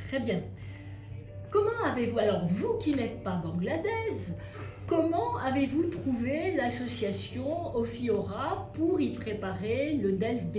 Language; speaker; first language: French; native; French